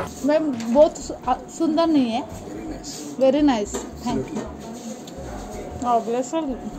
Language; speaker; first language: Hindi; non-native, local second language; Telugu